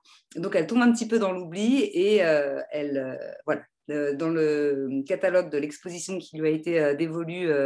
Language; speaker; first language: French; native; French